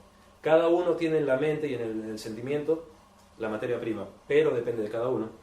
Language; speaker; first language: Spanish; native; Spanish